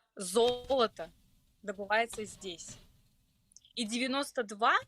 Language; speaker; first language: Russian; native; Russian